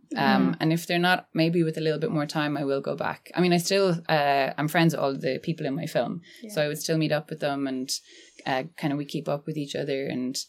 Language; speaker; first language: English; native; English